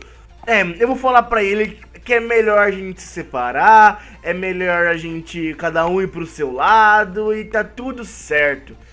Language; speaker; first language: Portuguese; native; Portuguese